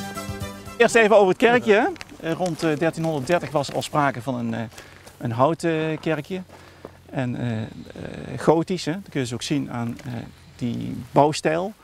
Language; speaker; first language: Dutch; native; Dutch